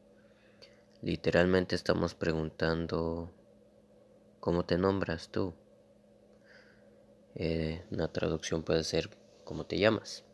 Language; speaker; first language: Spanish; non-native, local second language; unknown